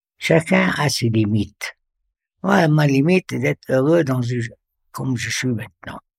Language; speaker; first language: French; non-native, local second language; Arabic